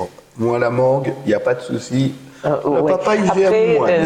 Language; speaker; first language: French; native; French